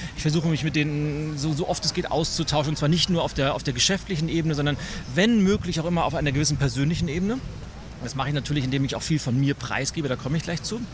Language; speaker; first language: German; native; German